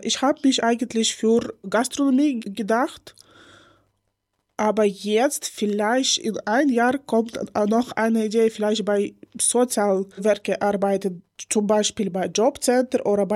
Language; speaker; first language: German; non-native, learner; Ukrainian